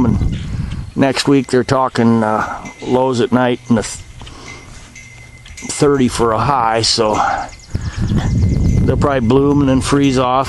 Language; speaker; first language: English; native; English